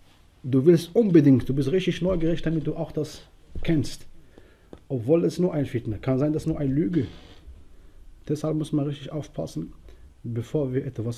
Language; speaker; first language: German; non-native, local second language; Arabic